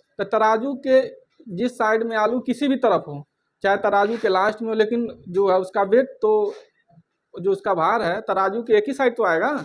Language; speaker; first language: Hindi; native; Hindi